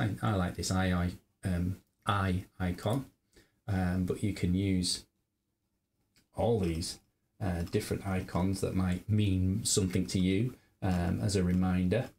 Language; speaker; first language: English; native; English